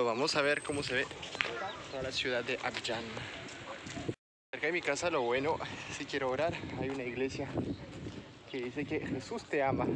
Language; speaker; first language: Spanish; non-native, fluent; French